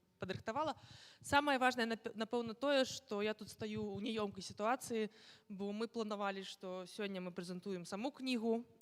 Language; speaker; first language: Belarusian; non-native, local second language; Russian